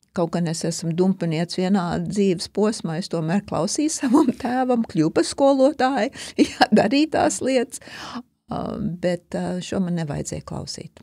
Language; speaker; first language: Latvian; early bilingual, heritage; Latvian